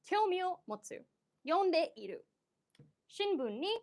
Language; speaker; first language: Japanese; non-native, fluent; English